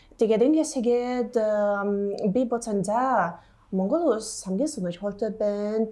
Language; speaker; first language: Mongolian; non-native, learner; Hungarian